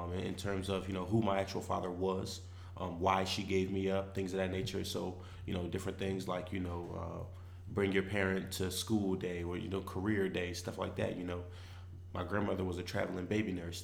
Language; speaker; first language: English; native; English